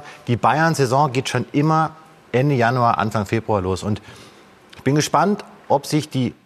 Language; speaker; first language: German; native; German